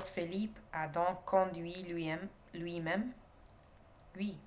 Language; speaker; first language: French; non-native, learner; English